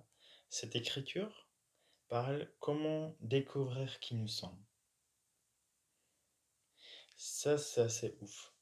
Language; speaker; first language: French; non-native, fluent; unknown